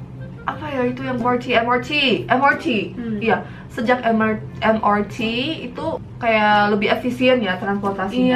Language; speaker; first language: Indonesian; early bilingual, heritage; Korean